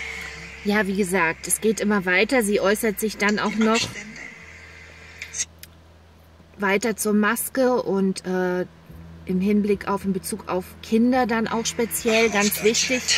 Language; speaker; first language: German; native; German